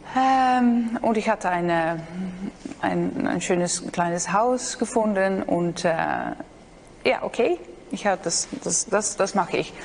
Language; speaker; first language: German; non-native, learner; Dutch